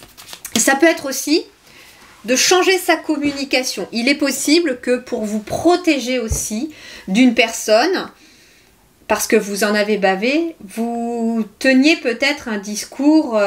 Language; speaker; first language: French; native; French